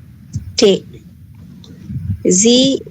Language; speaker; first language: German; non-native, learner; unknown